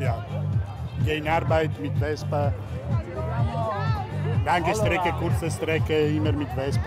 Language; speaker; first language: German; non-native, learner; Italian